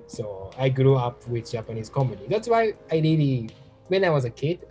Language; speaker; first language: English; non-native, learner; Japanese